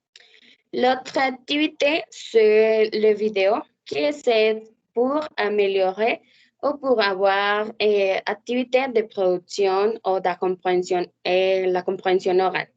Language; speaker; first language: French; non-native, learner; Spanish